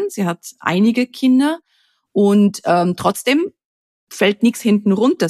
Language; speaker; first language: German; native; German